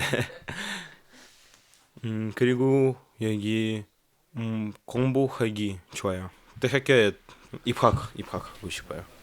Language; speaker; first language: Korean; non-native, learner; Russian